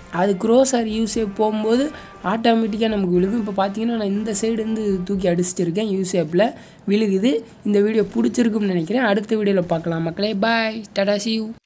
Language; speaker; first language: Tamil; native; Tamil